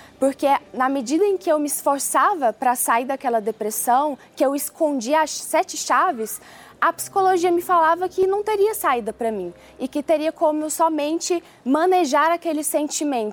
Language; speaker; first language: Portuguese; early bilingual, other home language; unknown